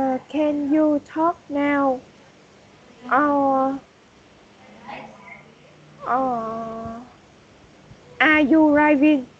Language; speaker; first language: English; non-native, learner; Vietnamese